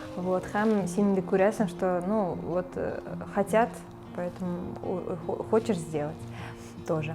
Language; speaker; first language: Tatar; non-native, local second language; Russian